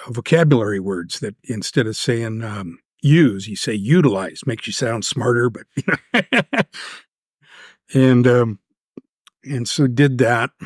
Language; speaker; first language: English; native; English